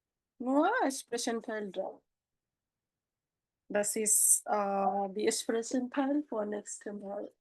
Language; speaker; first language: German; non-native, learner; Bangla